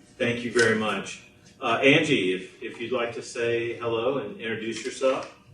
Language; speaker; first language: English; native; English